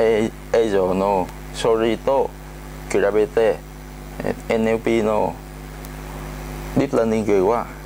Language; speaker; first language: Japanese; non-native, learner; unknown